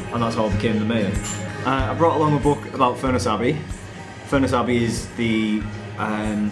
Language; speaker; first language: English; native; English